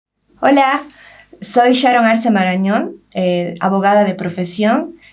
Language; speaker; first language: Spanish; native; Spanish